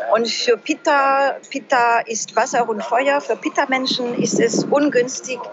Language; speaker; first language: German; non-native, fluent; French